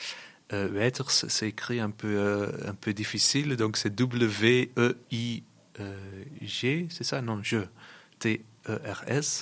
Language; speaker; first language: French; non-native, local second language; Dutch